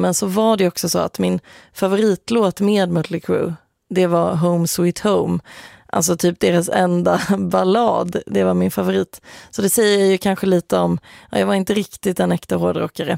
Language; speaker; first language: Swedish; native; Swedish